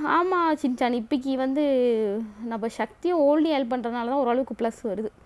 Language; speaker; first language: Tamil; early bilingual, heritage; Tamil